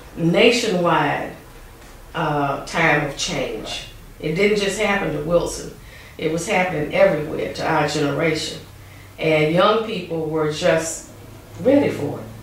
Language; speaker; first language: English; native; English